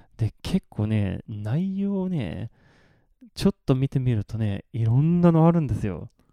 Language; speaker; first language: Japanese; non-native, fluent; Swedish